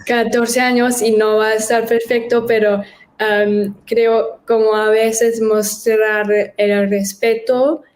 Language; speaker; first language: Spanish; early bilingual, heritage; German